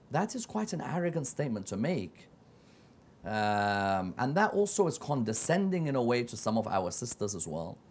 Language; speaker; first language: English; native; English